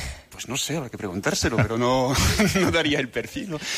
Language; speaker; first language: Spanish; non-native, fluent; French